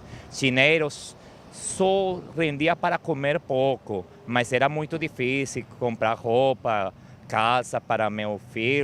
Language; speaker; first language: Portuguese; non-native, learner; Spanish